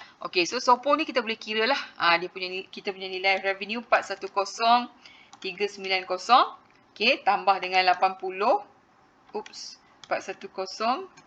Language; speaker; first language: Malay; native; Malay